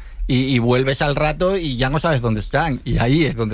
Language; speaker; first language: Spanish; native; Spanish